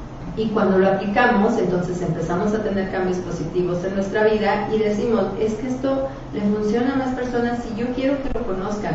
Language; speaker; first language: Spanish; native; Spanish